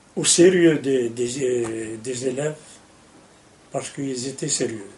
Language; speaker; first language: French; non-native, local second language; Arabic